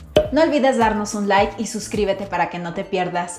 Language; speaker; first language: Spanish; native; Spanish